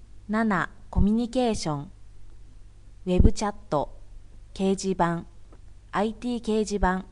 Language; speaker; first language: Japanese; native; Japanese